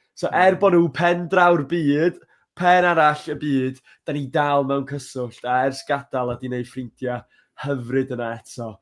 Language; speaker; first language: Welsh; native; Welsh